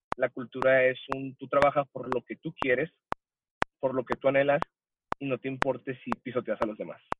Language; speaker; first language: Spanish; early bilingual, heritage; Spanish